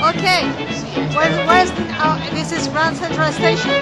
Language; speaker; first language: English; non-native, learner; Spanish